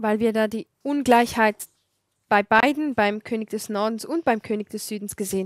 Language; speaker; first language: German; non-native, fluent; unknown